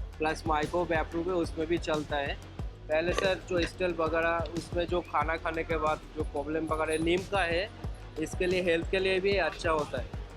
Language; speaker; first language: Hindi; non-native, local second language; Bangla